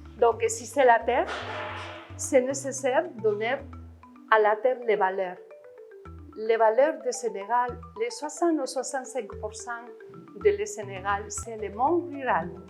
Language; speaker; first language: French; non-native, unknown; Spanish